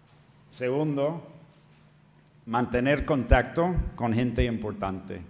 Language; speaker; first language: Spanish; non-native, fluent; English